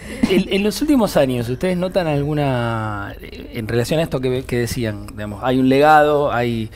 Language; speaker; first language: Spanish; native; Spanish